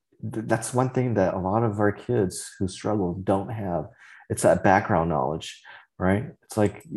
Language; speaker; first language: English; early bilingual, other home language; Vietnamese